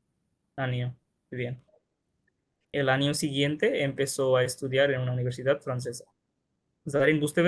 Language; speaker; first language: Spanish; non-native, fluent; Bangla